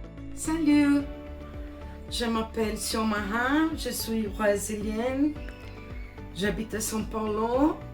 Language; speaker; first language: French; non-native, learner; Portuguese